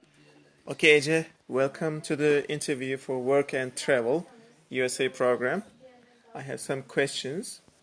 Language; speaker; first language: English; non-native, fluent; Turkish